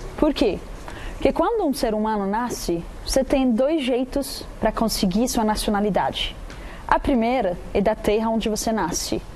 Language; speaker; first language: Portuguese; non-native, fluent; Arabic